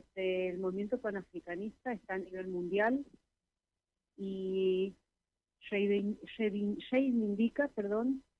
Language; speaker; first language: Spanish; native; Spanish